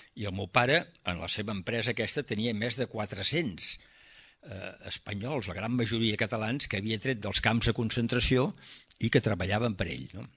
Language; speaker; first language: Catalan; early bilingual, heritage; Catalan